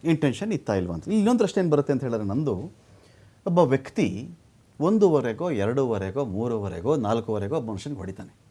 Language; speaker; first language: Kannada; native; Kannada